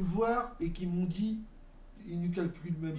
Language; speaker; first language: French; native; French